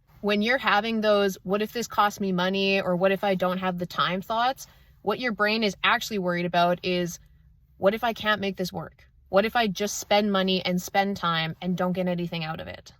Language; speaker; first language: English; native; English